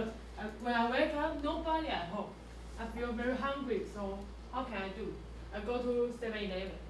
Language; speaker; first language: English; non-native, learner; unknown